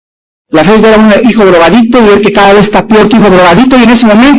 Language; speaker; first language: Spanish; native; Spanish